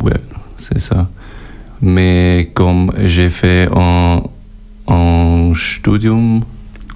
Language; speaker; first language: French; non-native, local second language; German